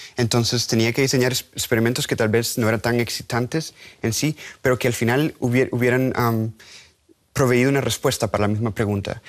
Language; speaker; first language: Spanish; native; Spanish